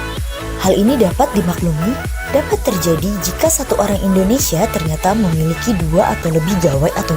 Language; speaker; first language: Indonesian; native; Indonesian